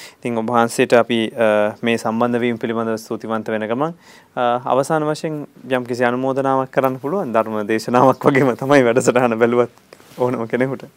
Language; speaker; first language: Sinhala; native; Sinhala